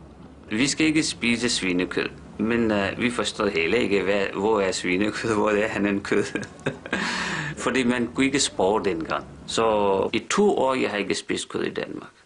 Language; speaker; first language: Danish; non-native, fluent; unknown